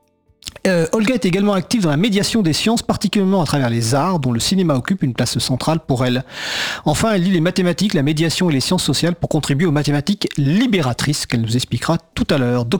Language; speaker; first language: French; native; French